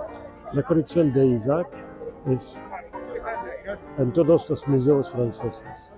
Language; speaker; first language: Spanish; non-native, fluent; French